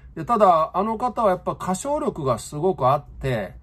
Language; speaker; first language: Japanese; native; Japanese